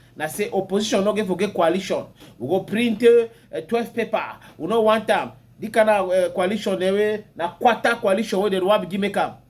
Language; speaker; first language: Nigerian Pidgin; native; Nigerian Pidgin